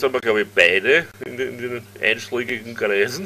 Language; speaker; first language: German; native; German